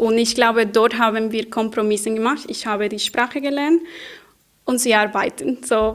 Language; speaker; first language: German; non-native, fluent; Spanish